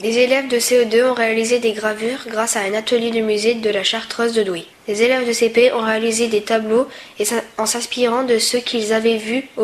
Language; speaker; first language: French; native; French